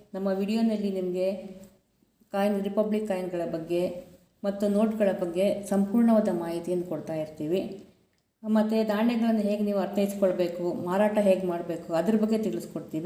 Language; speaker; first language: Kannada; native; Kannada